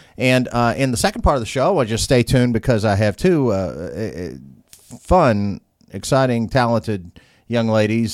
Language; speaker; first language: English; native; English